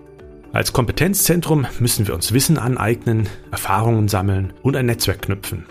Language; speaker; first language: German; native; German